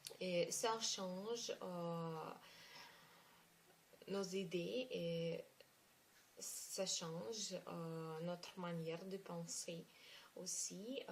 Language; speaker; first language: French; non-native, learner; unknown